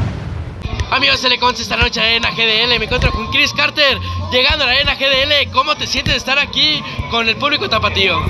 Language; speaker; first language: Spanish; native; Spanish